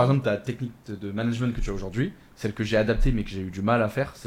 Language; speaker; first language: French; native; French